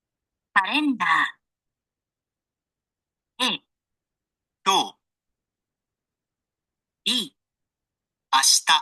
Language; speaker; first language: Japanese; non-native, learner; Sinhala